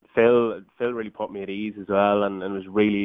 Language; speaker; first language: English; native; English